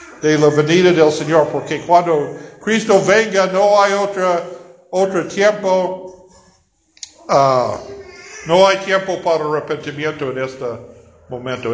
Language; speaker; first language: Spanish; non-native, fluent; English